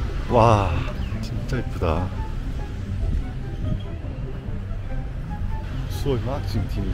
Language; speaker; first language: Thai; non-native, learner; Korean